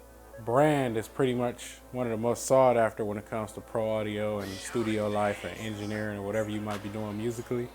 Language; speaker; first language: English; native; English